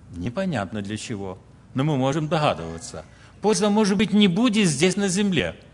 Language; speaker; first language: Russian; early bilingual, other home language; Ukrainian